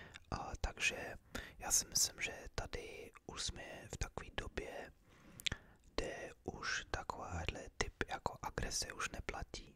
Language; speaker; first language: Czech; early bilingual, heritage; English